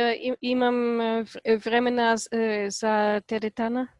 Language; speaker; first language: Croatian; non-native, learner; Polish